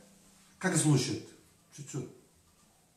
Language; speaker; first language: Russian; non-native, learner; Catalan